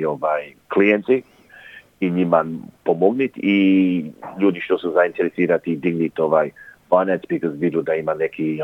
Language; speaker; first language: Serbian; early bilingual, heritage; English